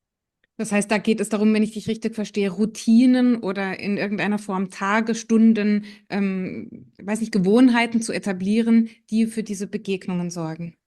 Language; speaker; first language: German; native; German